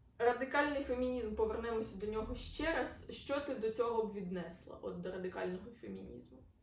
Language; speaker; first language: Ukrainian; non-native, local second language; Russian